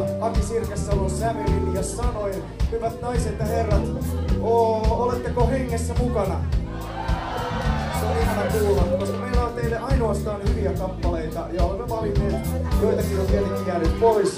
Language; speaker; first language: Finnish; native; Finnish